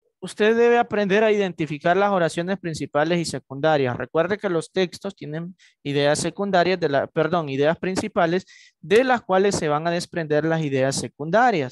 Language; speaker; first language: Spanish; native; Spanish